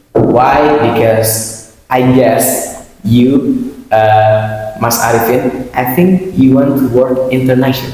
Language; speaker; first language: English; non-native, learner; Indonesian